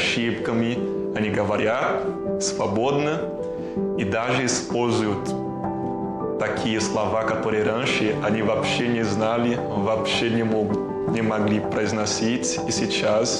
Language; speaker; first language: Russian; non-native, learner; Portuguese